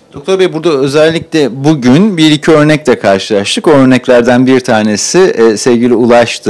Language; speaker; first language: Turkish; native; Turkish